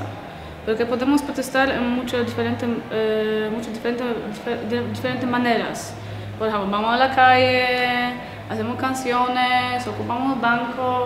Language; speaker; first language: Spanish; non-native, learner; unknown